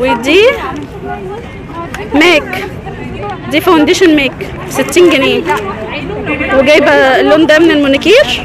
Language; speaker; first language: Arabic; native; Arabic